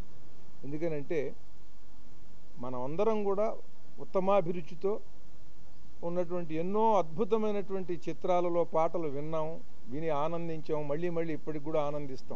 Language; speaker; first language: Telugu; native; Telugu